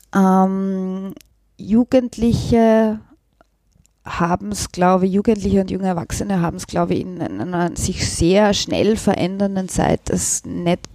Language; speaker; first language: German; native; German